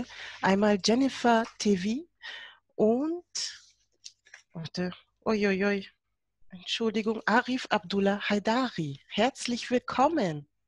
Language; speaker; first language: German; native; German